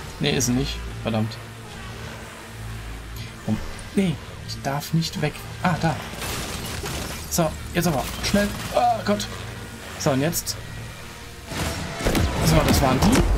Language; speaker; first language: German; native; German